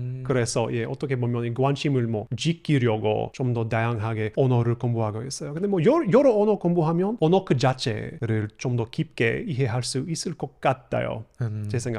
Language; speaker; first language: Korean; non-native, fluent; English